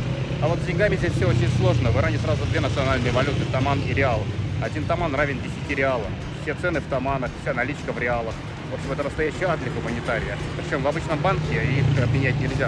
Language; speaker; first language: Russian; native; Russian